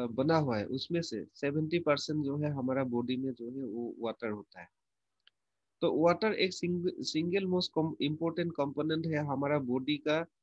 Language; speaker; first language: Hindi; non-native, local second language; Assamese